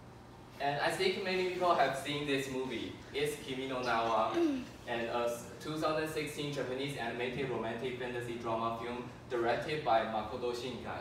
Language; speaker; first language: English; non-native, fluent; Chinese